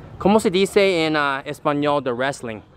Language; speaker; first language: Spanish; non-native, learner; English